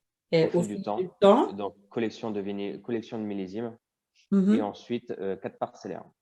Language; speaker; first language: French; native; French